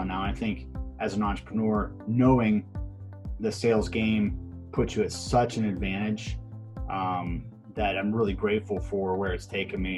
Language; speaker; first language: English; native; English